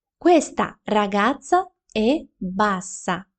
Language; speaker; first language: Italian; non-native, fluent; Ukrainian